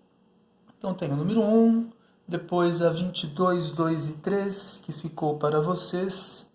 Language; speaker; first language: Portuguese; native; Portuguese